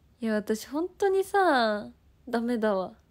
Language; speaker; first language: Japanese; native; Japanese